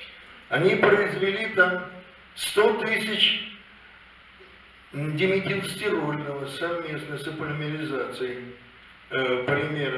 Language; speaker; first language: Russian; native; Russian